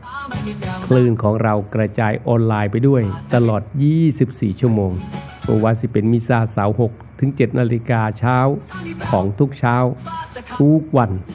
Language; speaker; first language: Thai; non-native, local second language; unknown